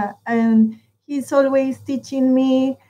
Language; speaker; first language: English; non-native, learner; Spanish